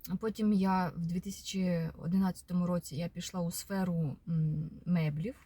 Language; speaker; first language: Ukrainian; non-native, local second language; Russian